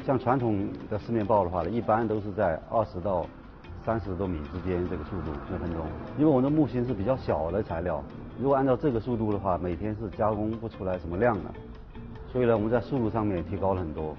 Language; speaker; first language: Chinese; native; Chinese